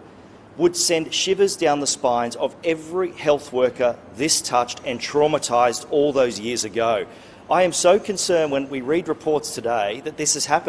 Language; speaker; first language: English; native; English